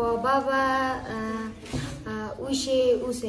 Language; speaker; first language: Chinese; non-native, learner; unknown